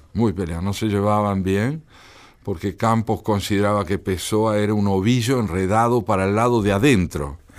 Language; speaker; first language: Spanish; native; Spanish